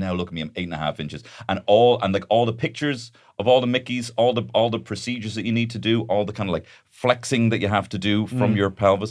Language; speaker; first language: English; native; English